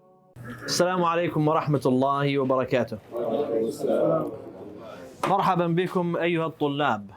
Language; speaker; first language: Arabic; non-native, fluent; English